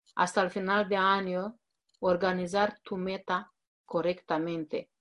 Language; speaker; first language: Spanish; non-native, fluent; Romanian